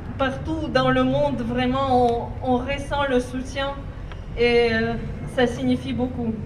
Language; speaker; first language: French; non-native, fluent; Ukrainian